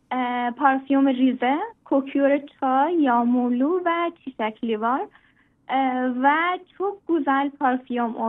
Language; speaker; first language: Turkish; non-native, learner; Persian